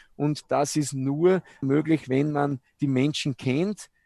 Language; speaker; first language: German; native; German